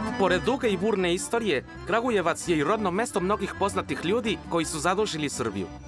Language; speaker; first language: Serbian; non-native, fluent; Spanish